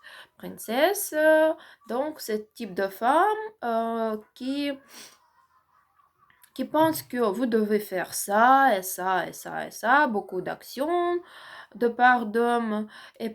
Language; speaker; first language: French; non-native, learner; Ukrainian